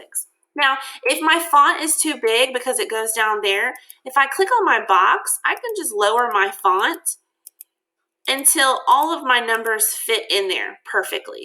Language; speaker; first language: English; native; English